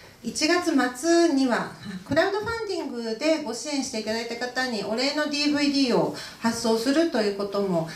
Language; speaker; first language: Japanese; native; Japanese